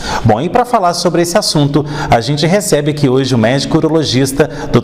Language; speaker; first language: Portuguese; native; Portuguese